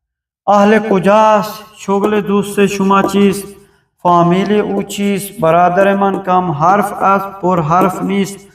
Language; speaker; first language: Persian; non-native, fluent; Urdu